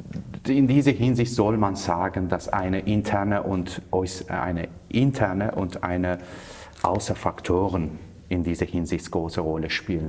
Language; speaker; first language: German; non-native, fluent; Kurdish